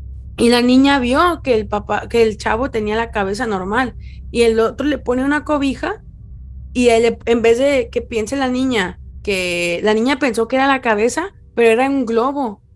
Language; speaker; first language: Spanish; native; Spanish